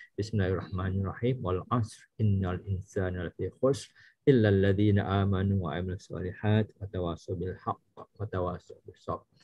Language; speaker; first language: Malay; native; Malay